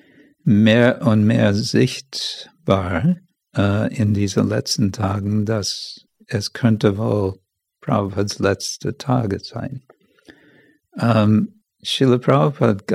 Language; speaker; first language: German; non-native, fluent; English